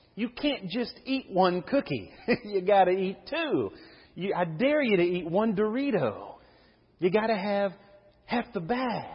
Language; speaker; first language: English; native; English